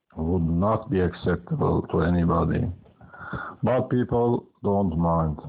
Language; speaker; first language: English; non-native, fluent; Persian